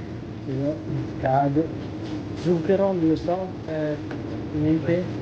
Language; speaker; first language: Italian; non-native, learner; Filipino